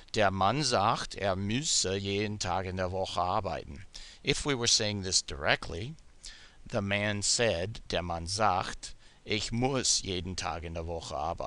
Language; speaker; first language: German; non-native, fluent; English